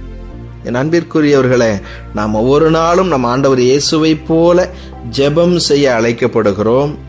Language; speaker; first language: Tamil; native; Tamil